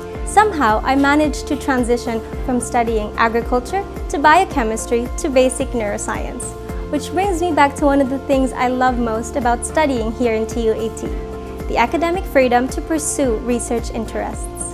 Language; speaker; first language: English; non-native, local second language; Cebuano